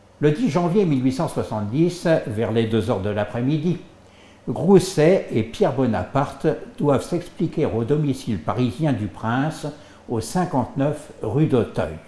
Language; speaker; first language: French; native; French